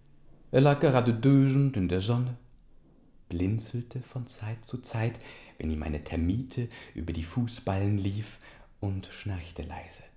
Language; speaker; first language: German; native; German